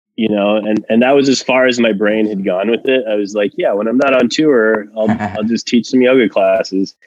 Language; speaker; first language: English; non-native, fluent; Spanish